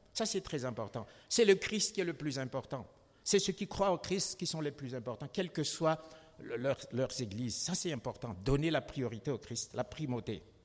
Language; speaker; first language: French; non-native, local second language; Malagasy